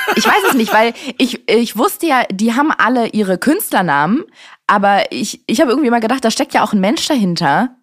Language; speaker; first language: German; native; German